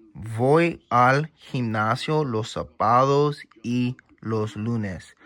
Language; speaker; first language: Spanish; non-native, learner; English